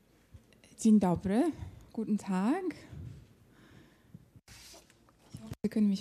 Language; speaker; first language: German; non-native, fluent; Polish